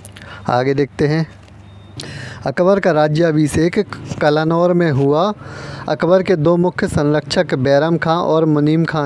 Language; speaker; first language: Hindi; native; Hindi